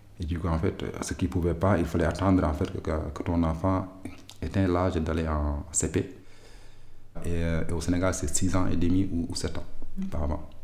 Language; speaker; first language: French; non-native, local second language; Wolof